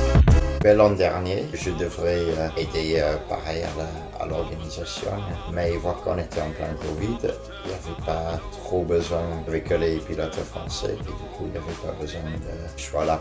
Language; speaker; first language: French; non-native, fluent; English